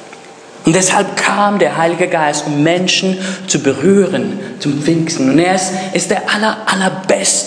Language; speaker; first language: German; early bilingual, other home language; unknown